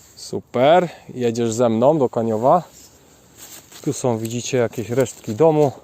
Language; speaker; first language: Polish; native; Polish